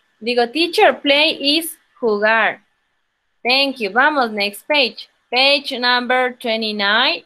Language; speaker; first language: English; non-native, local second language; Spanish